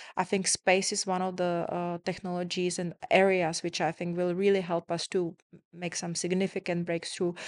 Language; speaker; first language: English; non-native, fluent; Czech